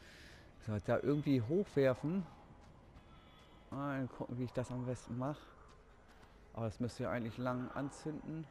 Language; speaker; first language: German; native; German